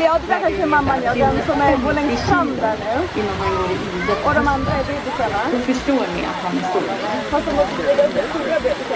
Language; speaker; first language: Swedish; native; Swedish